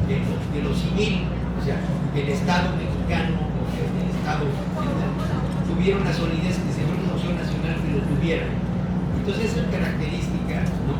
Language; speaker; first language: Spanish; native; Spanish